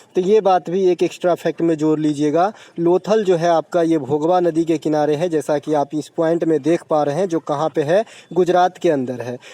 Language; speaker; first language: Hindi; native; Hindi